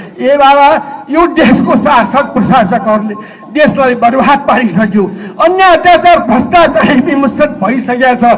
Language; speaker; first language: Nepali; non-native, local second language; Newari